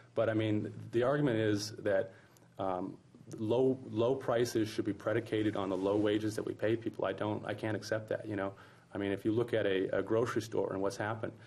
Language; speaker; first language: English; native; English